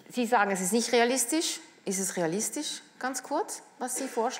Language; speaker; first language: German; native; German